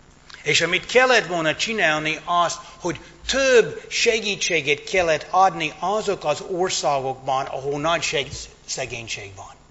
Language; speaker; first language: Hungarian; non-native, fluent; English